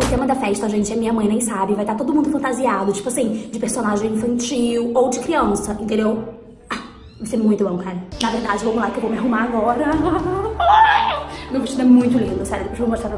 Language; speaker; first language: Portuguese; native; Portuguese